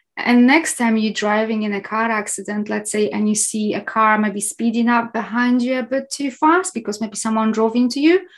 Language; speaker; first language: English; non-native, fluent; Polish